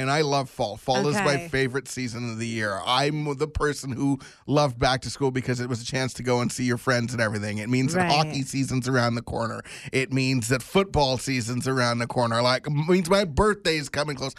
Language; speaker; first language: English; native; English